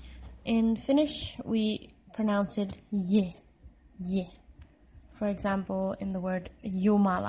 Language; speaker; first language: English; non-native, fluent; Finnish